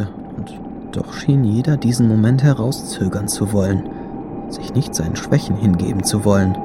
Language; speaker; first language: German; native; German